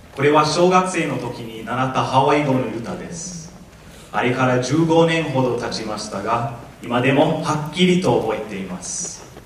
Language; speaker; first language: Japanese; non-native, fluent; English